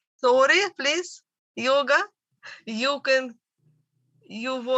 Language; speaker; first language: English; non-native, learner; Russian